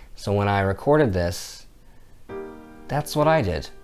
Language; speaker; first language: English; native; English